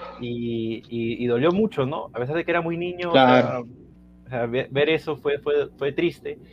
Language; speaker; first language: Spanish; native; Spanish